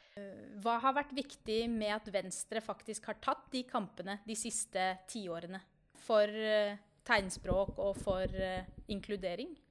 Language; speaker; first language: Norwegian; native; Norwegian